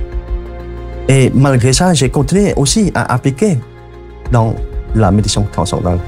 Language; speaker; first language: French; non-native, fluent; Khmer